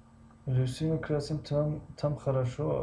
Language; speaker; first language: Russian; non-native, learner; Persian